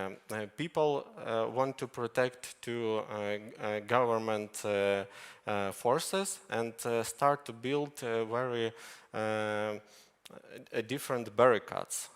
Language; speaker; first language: English; non-native, learner; Ukrainian